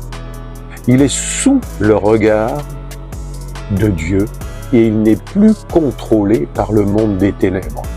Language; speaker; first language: French; native; French